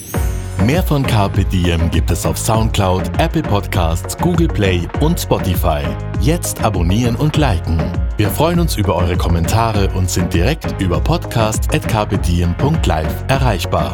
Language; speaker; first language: German; native; German